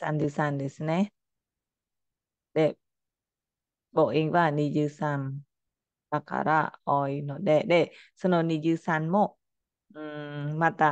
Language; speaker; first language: Japanese; non-native, fluent; Khmer